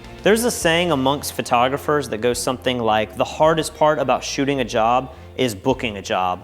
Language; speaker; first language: English; native; English